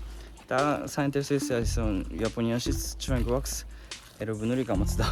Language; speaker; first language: Georgian; non-native, learner; Japanese